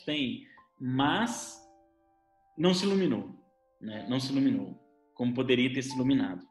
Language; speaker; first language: Portuguese; native; Portuguese